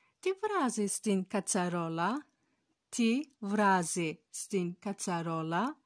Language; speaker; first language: Greek; non-native, fluent; Turkish